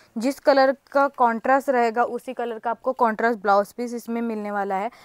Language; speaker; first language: Hindi; non-native, local second language; Marathi